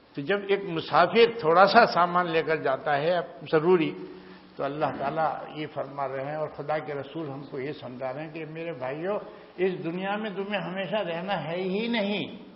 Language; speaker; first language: Urdu; non-native, local second language; Gujarati